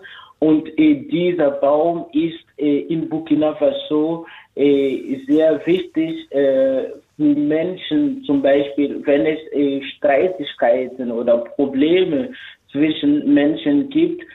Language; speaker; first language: German; non-native, fluent; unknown